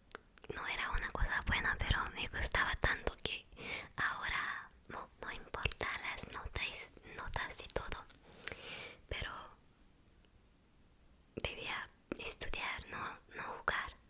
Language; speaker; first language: Spanish; non-native, learner; Korean